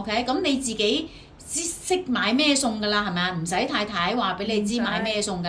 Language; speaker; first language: Cantonese; native; Cantonese